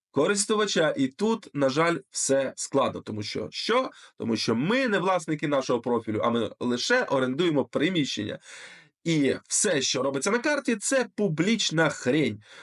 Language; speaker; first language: Ukrainian; non-native, local second language; Russian